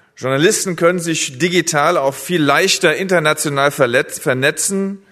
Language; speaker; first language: German; native; German